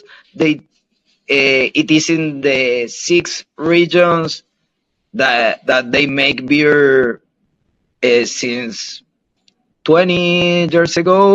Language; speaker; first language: English; non-native, learner; Spanish